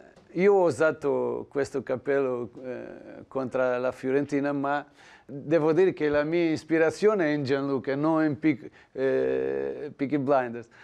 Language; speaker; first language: Italian; non-native, learner; Portuguese